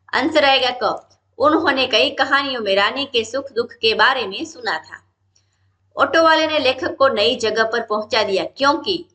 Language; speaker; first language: Hindi; non-native, local second language; Gujarati